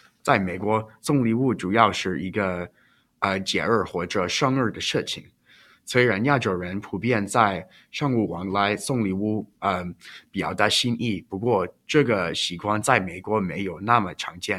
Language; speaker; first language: Chinese; non-native, learner; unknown